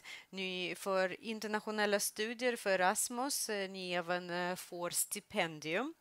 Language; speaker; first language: Swedish; non-native, fluent; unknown